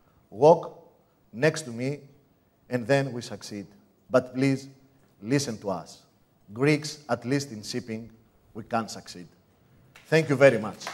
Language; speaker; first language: English; non-native, fluent; Greek